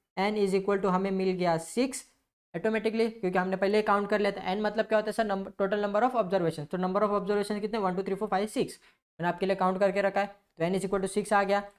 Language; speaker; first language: Hindi; non-native, local second language; Marathi